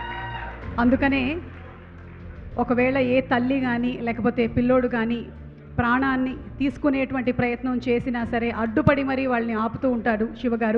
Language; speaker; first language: Telugu; native; Telugu